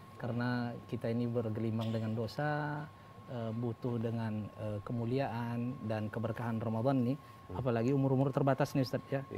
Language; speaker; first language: Indonesian; native; Indonesian